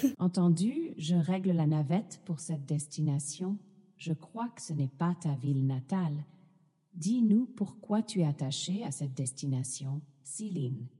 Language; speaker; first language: French; native; French